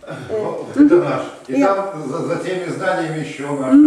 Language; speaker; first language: Russian; native; Russian